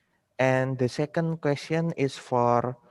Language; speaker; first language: English; non-native, fluent; Indonesian